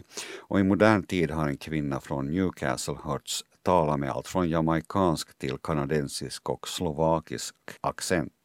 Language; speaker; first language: Swedish; native; Swedish